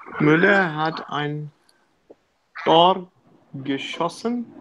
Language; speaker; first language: German; non-native, learner; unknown